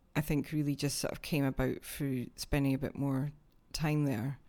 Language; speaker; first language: English; native; English